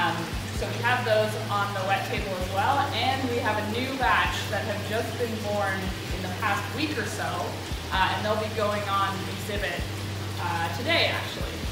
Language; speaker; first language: English; native; English